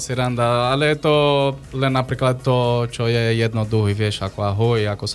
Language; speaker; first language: Slovak; non-native, learner; Portuguese